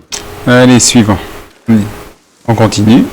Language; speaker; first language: French; native; French